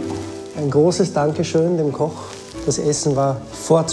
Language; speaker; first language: German; native; German